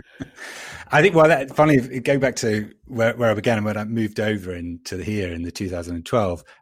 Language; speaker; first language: English; native; English